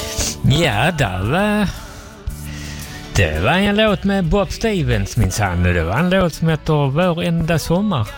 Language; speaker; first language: Swedish; native; Swedish